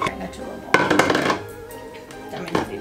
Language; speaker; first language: English; native; English